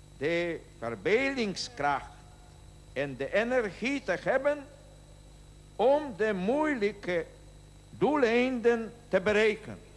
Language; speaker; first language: Dutch; non-native, learner; Polish